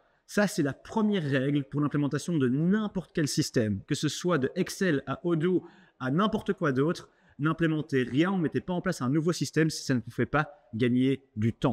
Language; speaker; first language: French; native; French